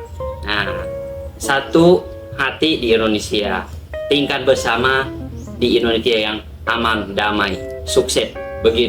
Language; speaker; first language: Indonesian; non-native, learner; Thai